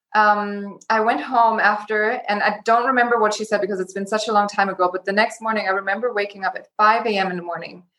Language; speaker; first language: English; non-native, fluent; German